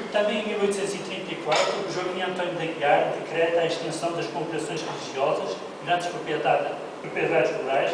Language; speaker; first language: Portuguese; native; Portuguese